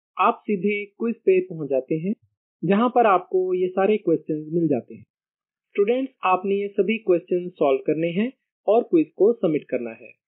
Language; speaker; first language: Hindi; non-native, local second language; Punjabi